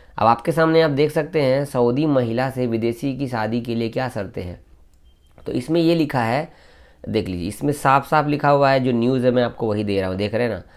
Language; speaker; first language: Hindi; native; Hindi